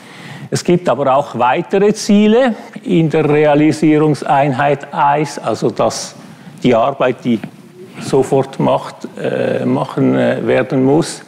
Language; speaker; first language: German; non-native, fluent; Italian